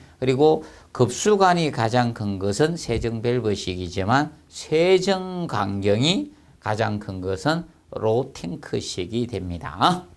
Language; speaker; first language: Korean; native; Korean